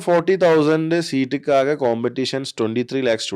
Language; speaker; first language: Tamil; non-native, learner; Malayalam